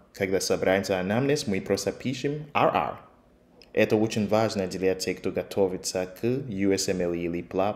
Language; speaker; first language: Russian; non-native, fluent; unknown